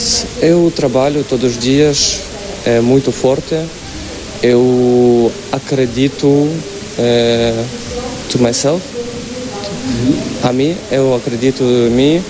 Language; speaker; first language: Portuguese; non-native, learner; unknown